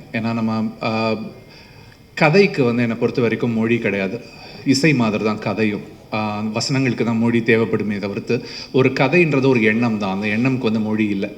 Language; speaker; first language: Tamil; native; Tamil